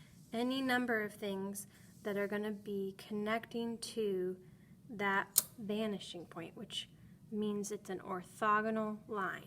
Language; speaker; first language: English; native; English